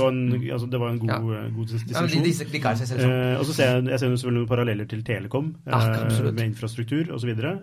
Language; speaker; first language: Norwegian; native; Norwegian